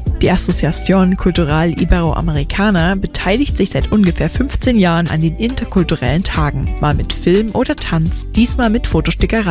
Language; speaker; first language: German; native; German